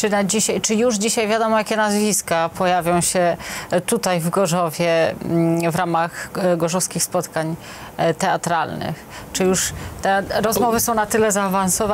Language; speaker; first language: Polish; native; Polish